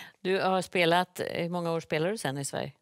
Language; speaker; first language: Swedish; native; Swedish